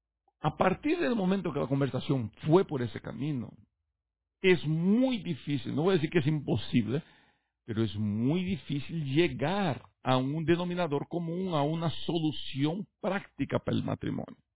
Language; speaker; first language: Spanish; native; Spanish